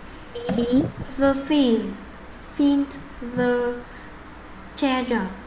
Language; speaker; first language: English; non-native, learner; Vietnamese